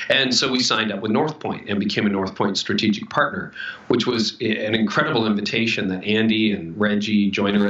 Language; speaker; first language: English; native; English